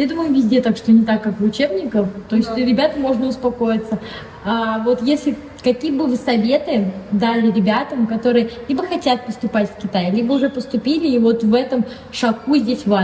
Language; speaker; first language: Russian; native; Russian